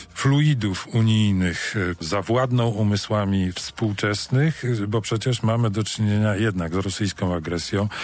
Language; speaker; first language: Polish; native; Polish